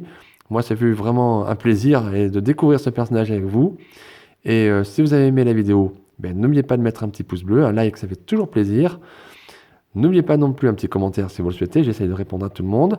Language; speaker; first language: French; native; French